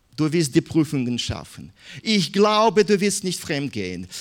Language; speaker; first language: German; non-native, fluent; Russian